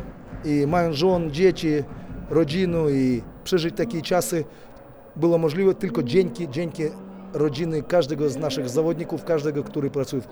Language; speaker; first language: Polish; non-native, fluent; Russian